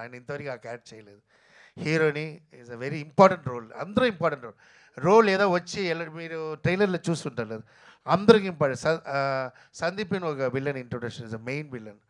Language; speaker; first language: Telugu; non-native, fluent; Tamil